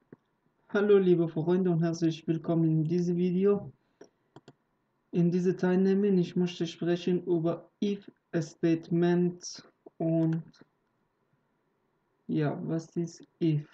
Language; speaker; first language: German; non-native, learner; Persian